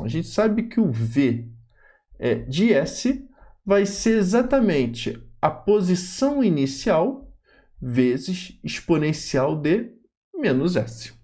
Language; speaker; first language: Portuguese; native; Portuguese